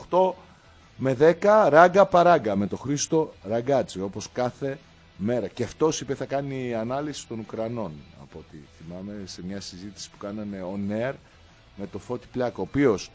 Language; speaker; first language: Greek; native; Greek